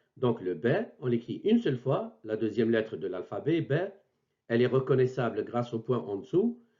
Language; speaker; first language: French; non-native, local second language; Arabic